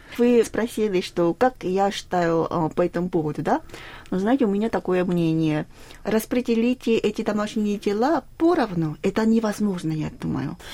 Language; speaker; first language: Russian; non-native, fluent; Korean